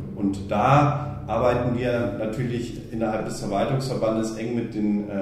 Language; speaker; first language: German; native; German